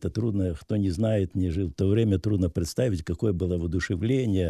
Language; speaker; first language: Russian; native; Russian